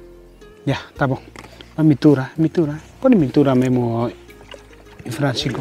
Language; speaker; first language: Portuguese; non-native, learner; Vietnamese